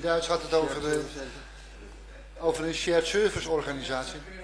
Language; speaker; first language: Dutch; native; Dutch